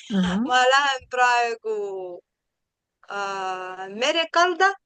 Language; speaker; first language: Estonian; non-native, learner; Russian